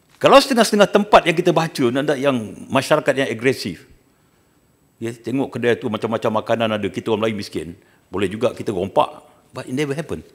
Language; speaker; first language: Malay; native; Malay